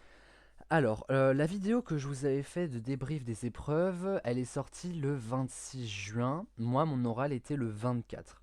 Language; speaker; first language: French; native; French